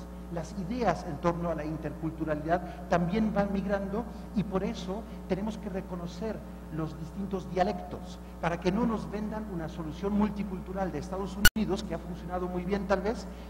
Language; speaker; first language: Spanish; non-native, fluent; German